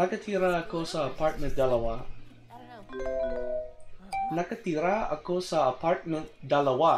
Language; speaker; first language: Filipino; non-native, learner; English